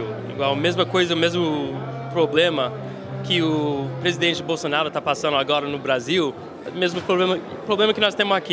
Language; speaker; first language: Portuguese; early bilingual, heritage; Portuguese